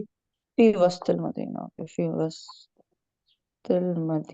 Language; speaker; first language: Arabic; non-native, learner; Hindi